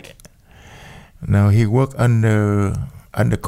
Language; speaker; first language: English; non-native, learner; Vietnamese